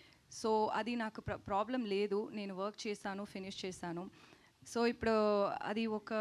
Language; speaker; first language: Telugu; non-native, learner; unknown